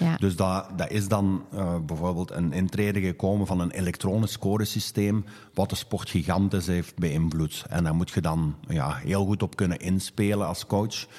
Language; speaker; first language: Dutch; native; Dutch